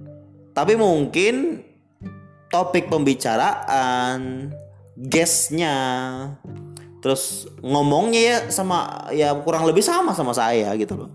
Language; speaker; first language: Indonesian; native; Indonesian